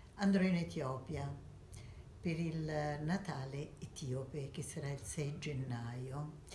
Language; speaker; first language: Italian; early bilingual, other home language; Armenian